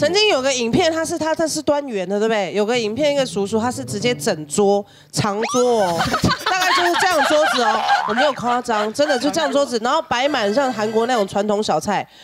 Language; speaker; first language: Chinese; native; Chinese